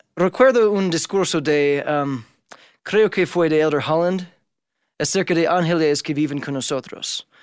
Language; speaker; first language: Spanish; non-native, fluent; English